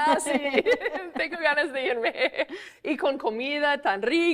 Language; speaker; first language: Spanish; non-native, fluent; English